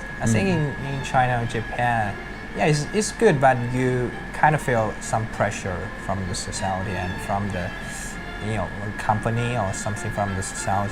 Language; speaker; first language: English; non-native, learner; Chinese